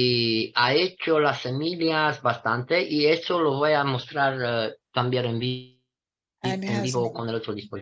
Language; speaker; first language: Spanish; non-native, fluent; Romanian